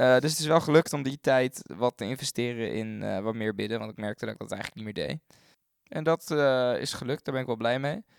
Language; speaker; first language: Dutch; native; Dutch